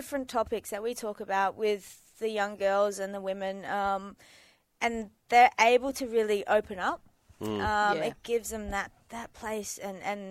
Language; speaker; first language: English; native; English